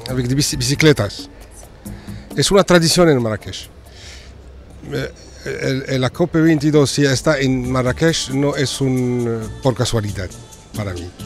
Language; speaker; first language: Spanish; non-native, fluent; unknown